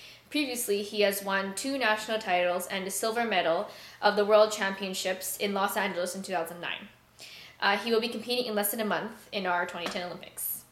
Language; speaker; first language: English; native; English